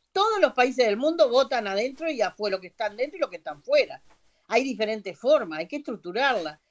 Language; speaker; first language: Spanish; native; Spanish